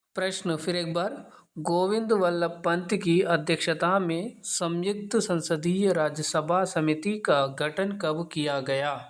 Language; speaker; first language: Hindi; non-native, local second language; Telugu